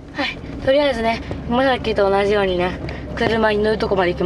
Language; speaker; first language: Japanese; native; Japanese